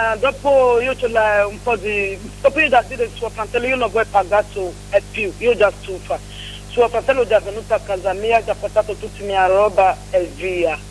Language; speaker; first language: Italian; non-native, learner; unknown